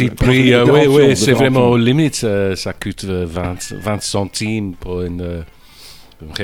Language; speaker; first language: French; non-native, fluent; English